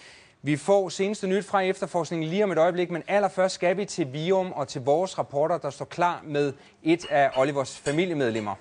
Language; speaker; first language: Danish; native; Danish